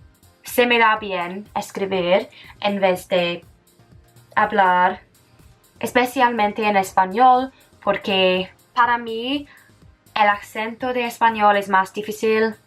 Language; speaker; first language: Spanish; non-native, fluent; English